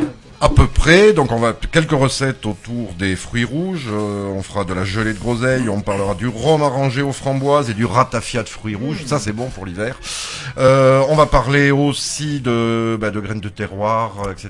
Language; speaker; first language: French; native; French